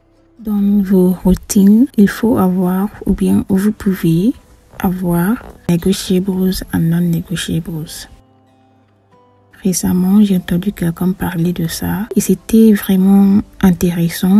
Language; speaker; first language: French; non-native, fluent; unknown